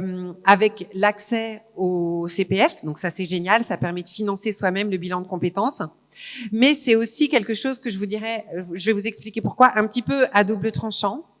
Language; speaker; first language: French; native; French